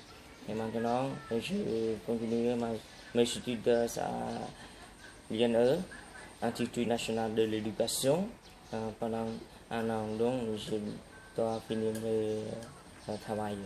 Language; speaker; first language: French; non-native, learner; Khmer